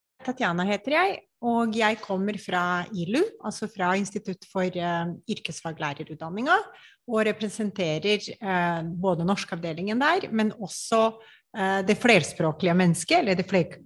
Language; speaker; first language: Norwegian; non-native, fluent; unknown